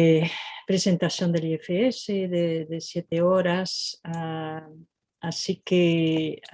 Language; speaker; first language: Spanish; non-native, fluent; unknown